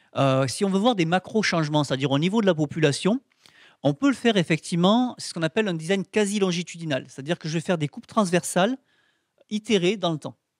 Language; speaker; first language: French; native; French